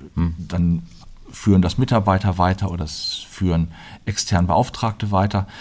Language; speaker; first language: German; native; German